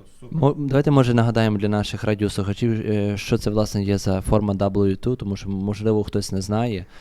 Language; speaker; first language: Ukrainian; native; Ukrainian